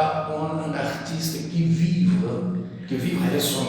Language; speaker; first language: French; non-native, learner; Portuguese